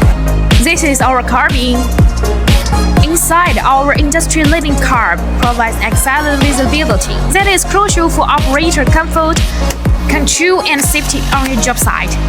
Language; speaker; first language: English; non-native, learner; Chinese